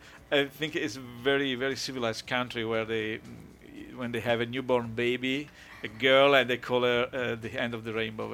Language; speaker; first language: English; non-native, fluent; Italian